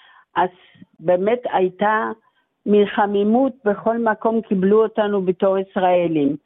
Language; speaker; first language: Hebrew; non-native, fluent; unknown